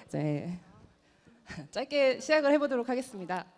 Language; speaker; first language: Korean; native; Korean